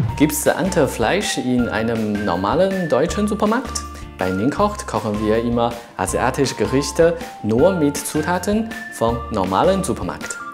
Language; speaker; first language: German; non-native, fluent; Chinese